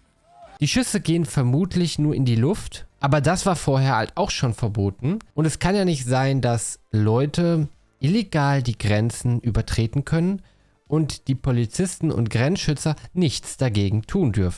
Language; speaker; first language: German; native; German